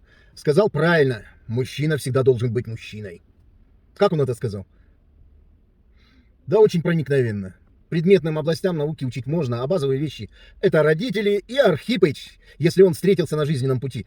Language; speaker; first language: Russian; native; Russian